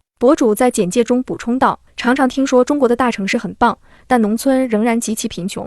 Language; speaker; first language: Chinese; native; Chinese